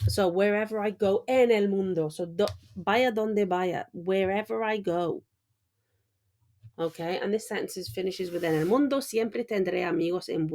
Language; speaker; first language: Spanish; non-native, fluent; English